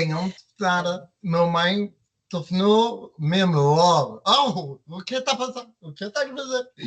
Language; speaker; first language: Portuguese; early bilingual, heritage; Portuguese